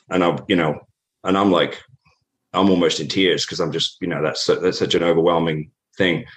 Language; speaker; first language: English; native; English